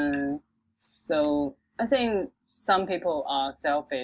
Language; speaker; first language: English; non-native, local second language; Chinese